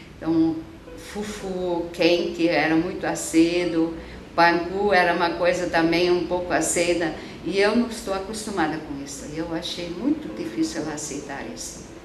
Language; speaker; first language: Portuguese; native; Portuguese